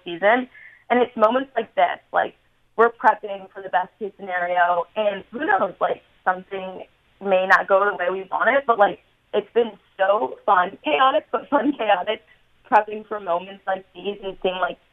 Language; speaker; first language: English; native; English